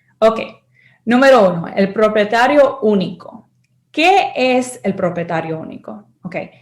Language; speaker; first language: Spanish; early bilingual, heritage; Spanish